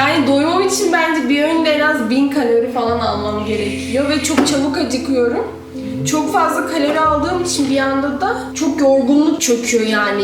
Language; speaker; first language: Turkish; native; Turkish